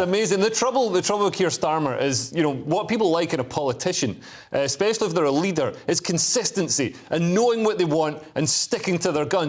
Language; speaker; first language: English; native; English